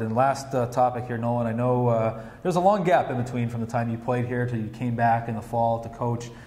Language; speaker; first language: English; native; English